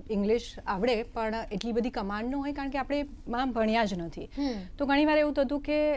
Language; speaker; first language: Gujarati; native; Gujarati